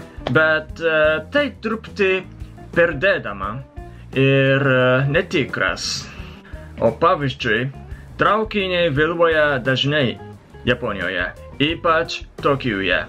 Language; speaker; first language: Lithuanian; non-native, learner; Japanese